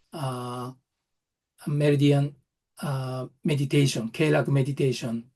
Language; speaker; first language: English; non-native, learner; Japanese